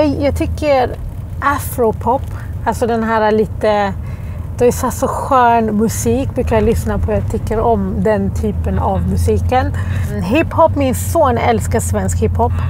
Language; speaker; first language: Swedish; early bilingual, other home language; Arabic